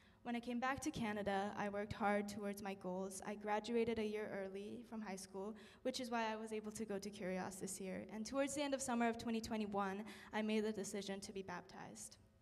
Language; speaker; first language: English; early bilingual, other home language; Korean